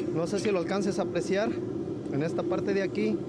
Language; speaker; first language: Spanish; native; Spanish